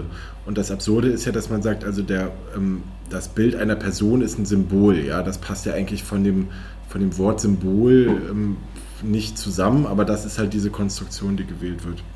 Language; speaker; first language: German; native; German